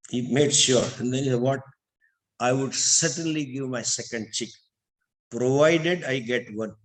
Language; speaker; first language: English; non-native, local second language; Gujarati